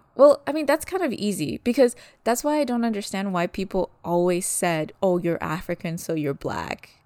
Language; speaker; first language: English; early bilingual, other home language; Malagasy